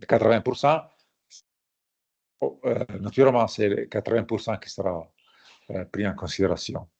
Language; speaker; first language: French; non-native, fluent; Italian